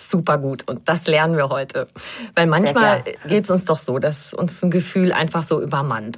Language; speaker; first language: German; native; German